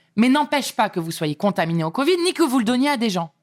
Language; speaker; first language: French; native; French